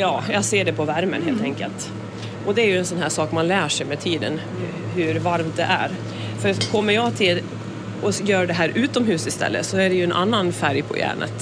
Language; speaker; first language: Swedish; native; Swedish